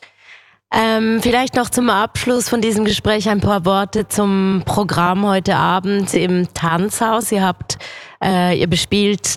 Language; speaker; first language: German; native; German